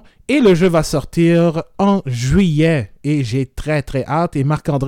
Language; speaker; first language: French; native; French